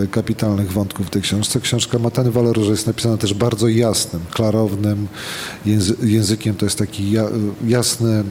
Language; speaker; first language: Polish; native; Polish